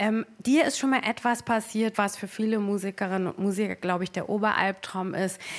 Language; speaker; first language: German; native; German